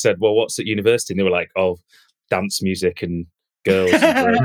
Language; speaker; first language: English; native; English